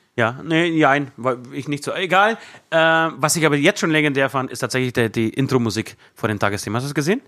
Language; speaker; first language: German; native; German